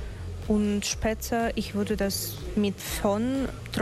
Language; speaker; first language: German; non-native, learner; Russian